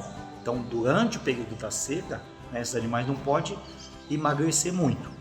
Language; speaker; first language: Portuguese; native; Portuguese